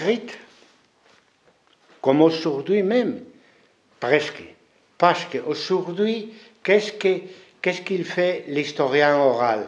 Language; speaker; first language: French; non-native, fluent; Spanish